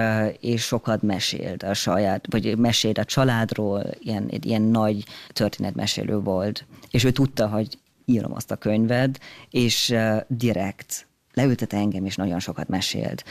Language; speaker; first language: Hungarian; non-native, fluent; German